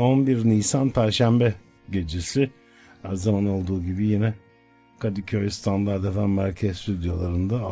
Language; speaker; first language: Turkish; native; Turkish